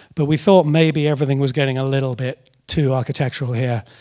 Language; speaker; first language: English; native; English